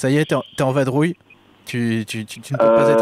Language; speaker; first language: French; native; French